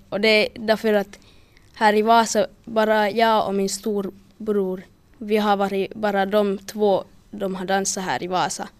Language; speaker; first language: Swedish; non-native, local second language; Finnish